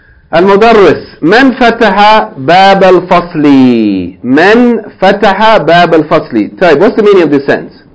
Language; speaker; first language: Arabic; non-native, fluent; English